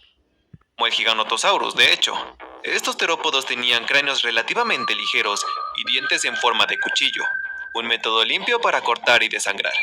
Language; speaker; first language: Spanish; native; Spanish